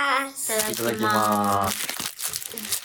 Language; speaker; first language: Japanese; native; Japanese